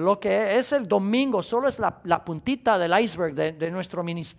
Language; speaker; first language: Spanish; native; Spanish